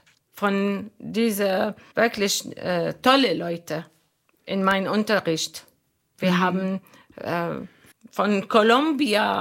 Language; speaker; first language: German; non-native, learner; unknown